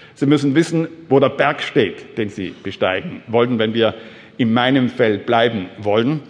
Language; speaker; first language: German; native; German